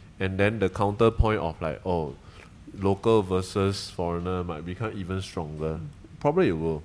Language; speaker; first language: English; native; English